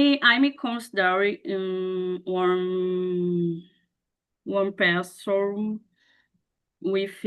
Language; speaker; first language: English; non-native, learner; Portuguese